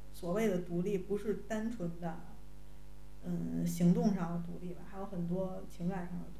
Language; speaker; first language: Chinese; native; Chinese